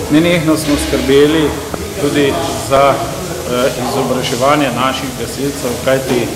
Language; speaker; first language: Slovenian; native; Slovenian